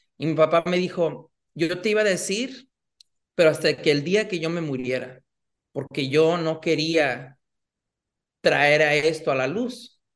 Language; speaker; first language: Spanish; early bilingual, heritage; Spanish